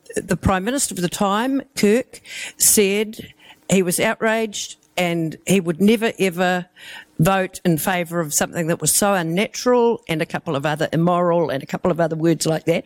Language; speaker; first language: English; native; English